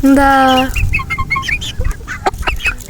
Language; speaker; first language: Russian; early bilingual, heritage; Russian